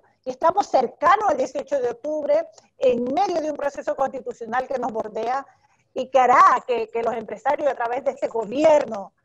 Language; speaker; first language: Spanish; native; Spanish